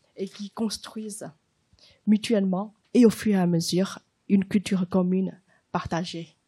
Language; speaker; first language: French; non-native, fluent; Chinese